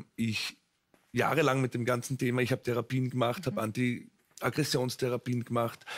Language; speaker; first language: German; native; German